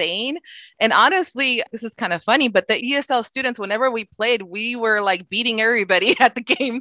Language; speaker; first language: English; non-native, fluent; Spanish